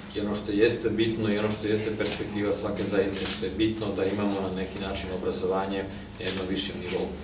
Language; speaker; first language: Serbian; non-native, local second language; Hungarian